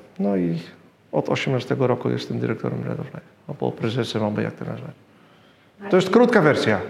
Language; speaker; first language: Polish; non-native, fluent; Dutch